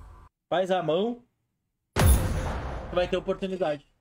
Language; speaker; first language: Portuguese; native; Portuguese